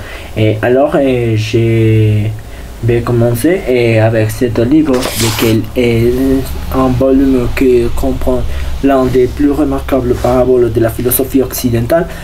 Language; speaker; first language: French; non-native, learner; Spanish